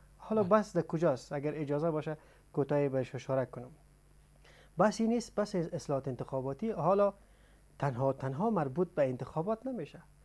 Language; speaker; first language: Persian; native; Persian